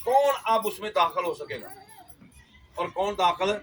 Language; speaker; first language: Urdu; non-native, local second language; Punjabi